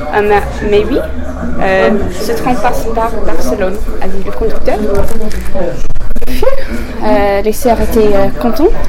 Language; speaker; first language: French; non-native, learner; English